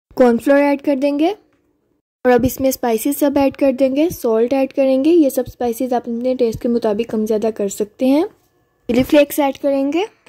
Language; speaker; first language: Urdu; native; Urdu